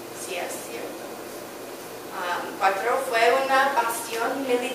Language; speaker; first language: Spanish; non-native, learner; English